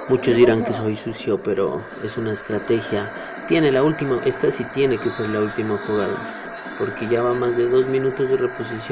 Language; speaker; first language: Spanish; native; Spanish